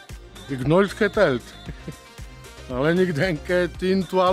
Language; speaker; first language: Dutch; non-native, learner; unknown